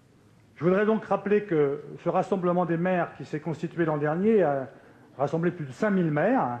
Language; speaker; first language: French; native; French